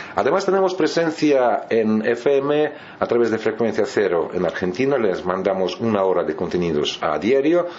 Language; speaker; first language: Spanish; non-native, fluent; Russian